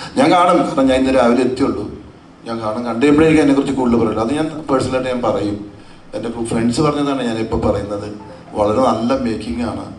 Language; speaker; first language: Malayalam; native; Malayalam